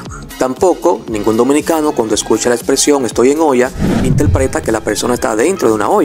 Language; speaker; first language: Spanish; native; Spanish